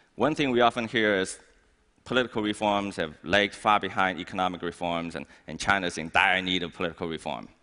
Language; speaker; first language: English; non-native, fluent; Chinese